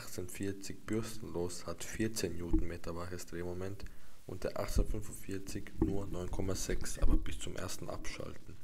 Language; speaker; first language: German; native; German